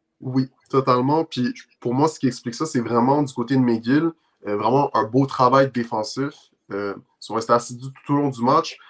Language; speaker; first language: French; native; French